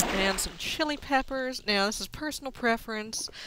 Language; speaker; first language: English; native; English